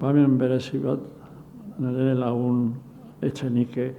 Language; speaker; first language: Basque; non-native, local second language; Spanish